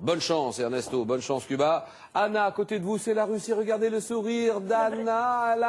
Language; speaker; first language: French; native; French